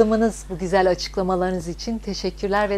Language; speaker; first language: Turkish; native; Turkish